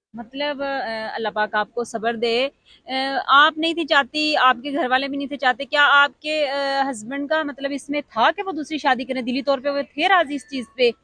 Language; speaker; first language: Urdu; non-native, local second language; Punjabi